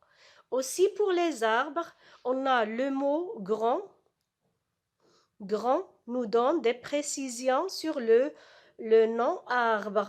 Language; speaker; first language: French; non-native, local second language; Arabic